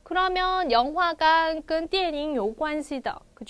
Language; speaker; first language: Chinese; non-native, fluent; Korean